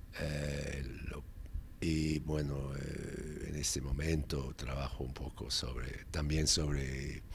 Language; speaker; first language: Spanish; non-native, fluent; English